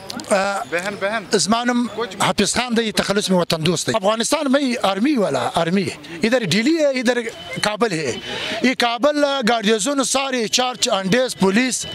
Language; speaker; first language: Hindi; non-native, learner; Pashto